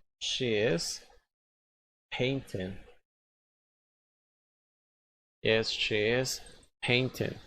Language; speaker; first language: English; non-native, fluent; Spanish